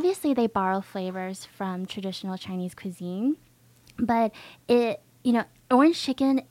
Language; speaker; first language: English; native; English